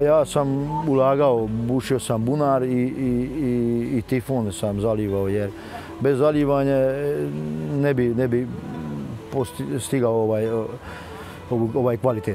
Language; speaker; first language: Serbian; non-native, local second language; Hungarian